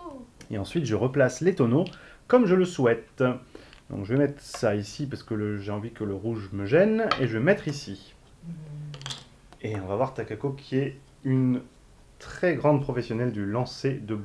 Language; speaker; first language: French; native; French